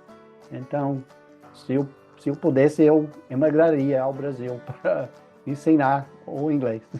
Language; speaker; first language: Portuguese; non-native, fluent; English